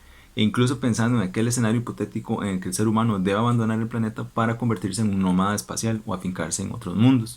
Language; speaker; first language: Spanish; native; Spanish